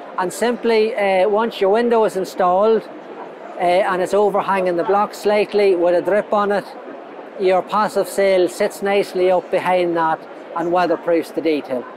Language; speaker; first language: English; native; English